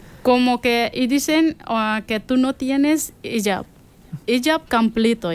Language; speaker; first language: Spanish; non-native, learner; Persian